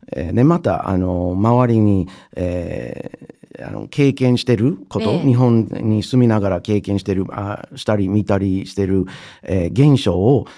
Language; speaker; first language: Japanese; non-native, fluent; English